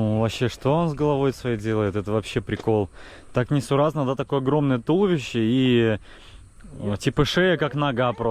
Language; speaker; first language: Russian; native; Russian